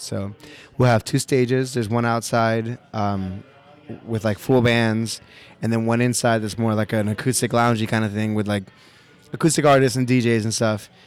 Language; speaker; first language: English; early bilingual, other home language; Spanish